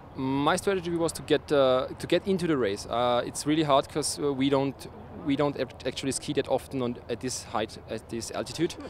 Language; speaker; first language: English; non-native, fluent; German